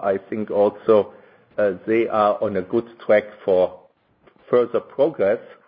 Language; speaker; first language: English; non-native, fluent; German